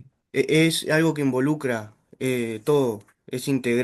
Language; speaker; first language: Spanish; native; Spanish